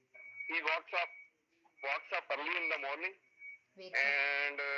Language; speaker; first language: English; non-native, learner; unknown